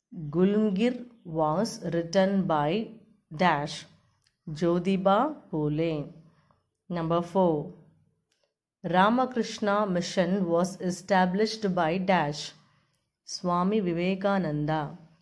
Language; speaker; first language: English; non-native, local second language; Tamil